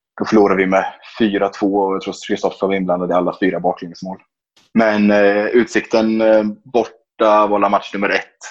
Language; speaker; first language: Swedish; native; Swedish